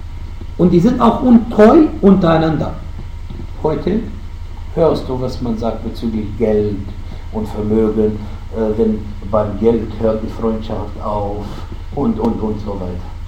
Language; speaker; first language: German; non-native, fluent; Arabic